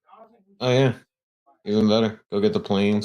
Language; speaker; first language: English; native; English